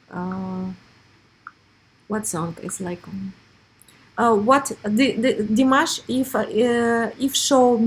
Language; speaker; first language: English; non-native, learner; Russian